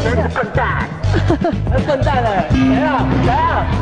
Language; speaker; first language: Chinese; native; Chinese